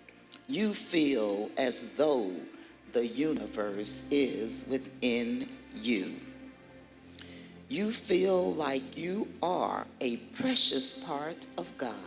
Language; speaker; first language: English; native; English